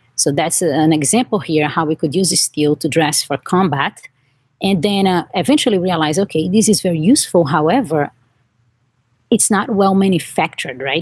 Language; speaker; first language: English; non-native, fluent; Portuguese